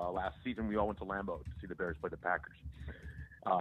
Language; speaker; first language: English; native; English